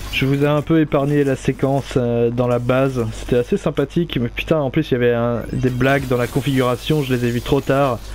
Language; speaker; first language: French; native; French